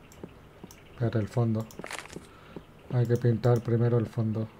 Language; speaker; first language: Spanish; native; Spanish